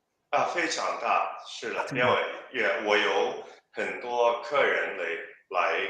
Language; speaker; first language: Chinese; non-native, learner; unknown